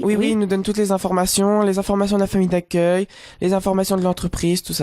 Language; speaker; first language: French; native; French